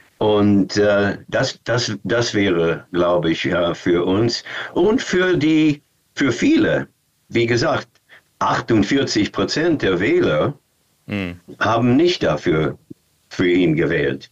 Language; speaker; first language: German; non-native, fluent; English